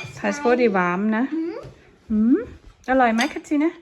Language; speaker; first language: Danish; non-native, learner; Thai